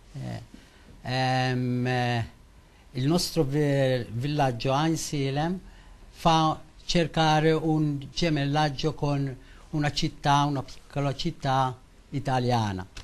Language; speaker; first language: Italian; non-native, learner; Maltese